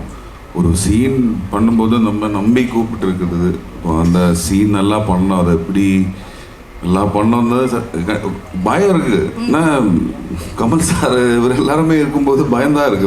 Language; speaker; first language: Tamil; non-native, learner; Malayalam